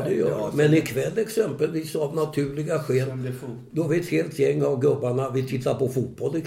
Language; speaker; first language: Swedish; native; Swedish